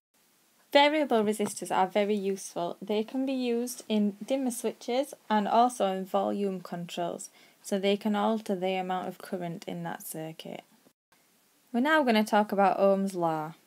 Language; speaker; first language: English; native; English